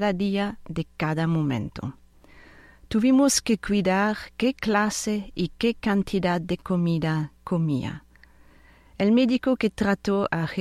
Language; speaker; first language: Spanish; non-native, fluent; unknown